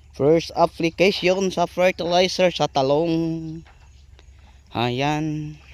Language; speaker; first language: Filipino; non-native, local second language; Cebuano